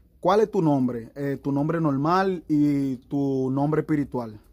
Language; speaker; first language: Spanish; native; Spanish